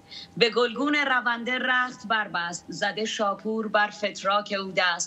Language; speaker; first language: Persian; native; Persian